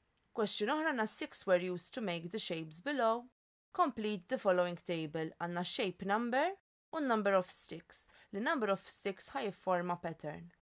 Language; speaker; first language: English; non-native, local second language; Maltese